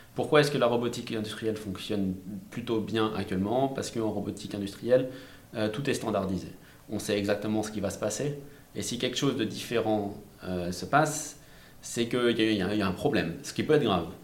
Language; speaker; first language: French; native; French